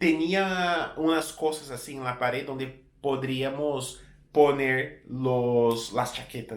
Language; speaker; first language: Spanish; non-native, fluent; Portuguese